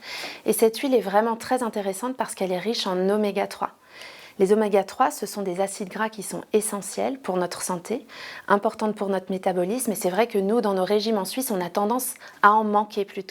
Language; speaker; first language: French; native; French